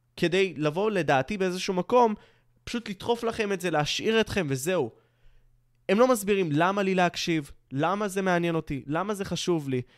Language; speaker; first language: Hebrew; native; Hebrew